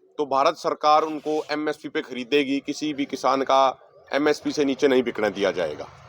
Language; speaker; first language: Hindi; native; Hindi